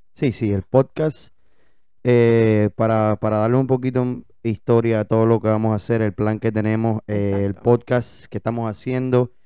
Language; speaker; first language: Spanish; native; Spanish